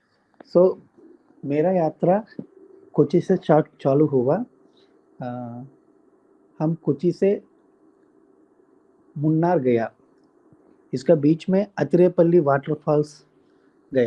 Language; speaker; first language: Hindi; non-native, local second language; Telugu